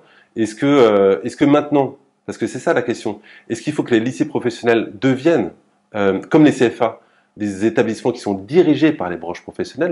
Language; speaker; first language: French; native; French